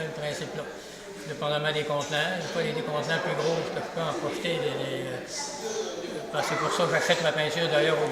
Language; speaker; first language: French; native; French